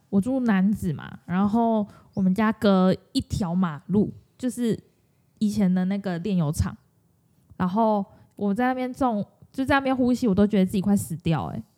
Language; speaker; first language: Chinese; native; Chinese